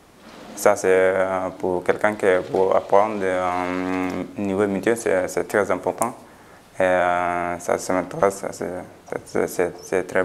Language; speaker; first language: French; non-native, learner; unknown